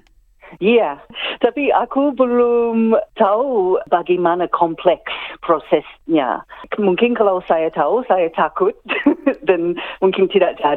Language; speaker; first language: Indonesian; non-native, fluent; English